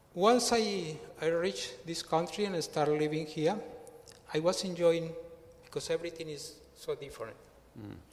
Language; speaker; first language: English; non-native, fluent; Spanish